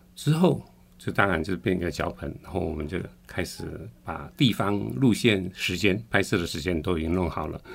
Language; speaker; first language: Chinese; native; Chinese